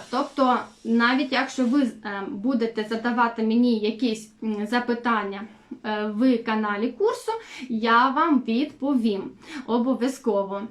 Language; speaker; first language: Ukrainian; non-native, local second language; Russian